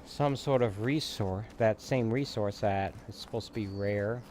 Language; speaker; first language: English; native; English